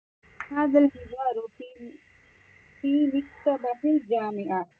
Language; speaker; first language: Arabic; non-native, learner; Tamil